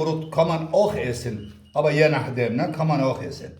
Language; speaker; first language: German; non-native, local second language; Kurdish